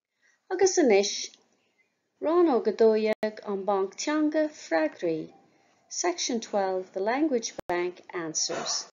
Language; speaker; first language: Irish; non-native, local second language; English